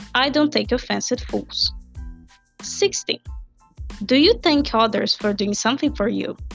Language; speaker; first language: English; non-native, fluent; Portuguese